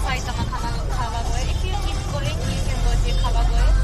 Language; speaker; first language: English; non-native, learner; Japanese